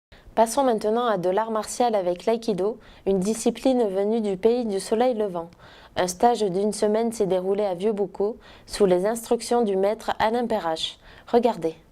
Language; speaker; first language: French; native; French